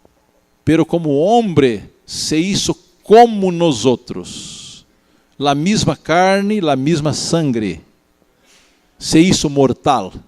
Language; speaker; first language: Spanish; non-native, learner; Portuguese